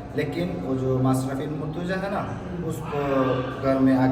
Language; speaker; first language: Hindi; non-native, learner; Bangla